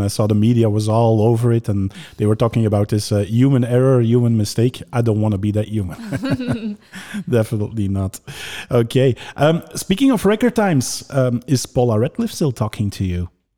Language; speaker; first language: English; non-native, fluent; Dutch